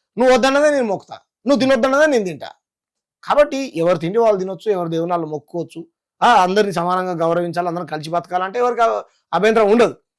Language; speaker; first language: Telugu; native; Telugu